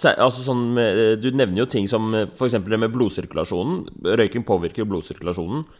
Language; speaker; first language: Norwegian; native; Norwegian